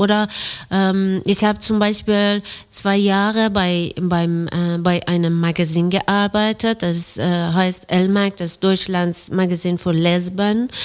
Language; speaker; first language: German; non-native, fluent; Persian